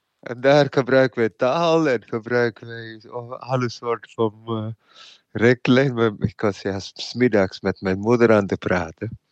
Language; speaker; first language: Dutch; non-native, fluent; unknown